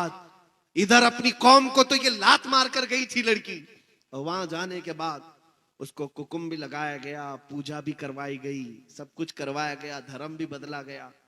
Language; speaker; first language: Hindi; native; Hindi